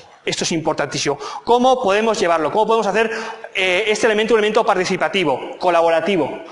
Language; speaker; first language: Spanish; native; Spanish